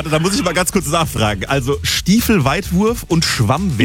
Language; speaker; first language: German; native; German